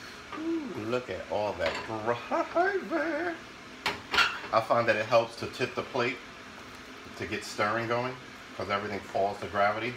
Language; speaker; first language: English; native; English